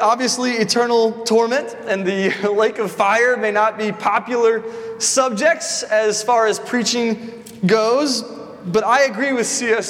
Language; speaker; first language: English; native; English